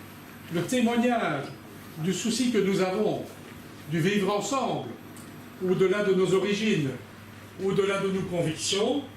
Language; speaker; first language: French; native; French